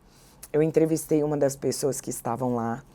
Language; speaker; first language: Portuguese; native; Portuguese